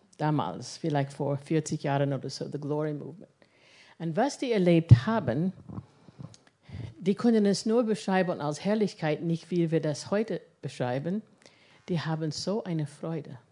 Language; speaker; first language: German; non-native, fluent; English